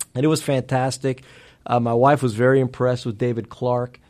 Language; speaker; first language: English; early bilingual, other home language; Spanish